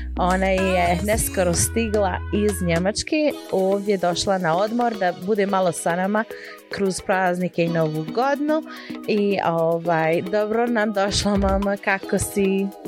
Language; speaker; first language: Croatian; early bilingual, heritage; Bosnian